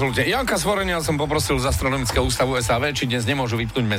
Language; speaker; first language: Slovak; native; Slovak